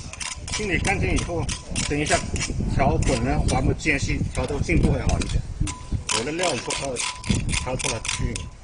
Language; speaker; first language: Chinese; native; Chinese